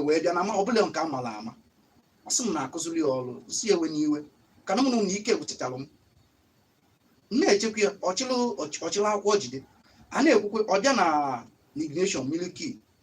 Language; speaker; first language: Igbo; native; Igbo